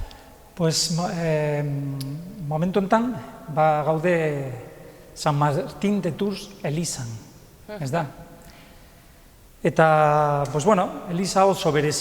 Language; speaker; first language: Basque; non-native, local second language; Spanish